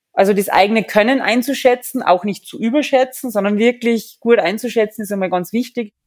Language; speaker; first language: German; native; German